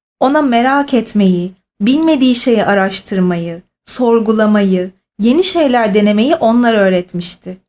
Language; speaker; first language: Turkish; native; Turkish